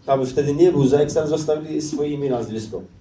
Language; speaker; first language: Polish; non-native, learner; Persian